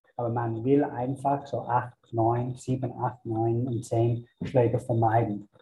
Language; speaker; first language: German; non-native, fluent; English